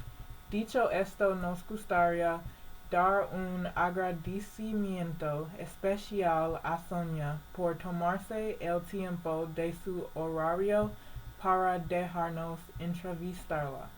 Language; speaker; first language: Spanish; non-native, learner; English